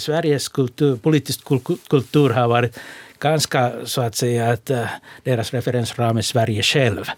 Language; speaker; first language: Swedish; non-native, local second language; Finnish